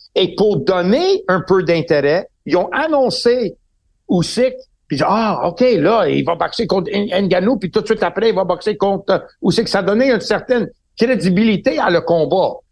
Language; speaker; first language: French; non-native, local second language; English